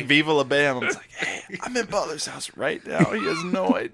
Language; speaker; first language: English; native; English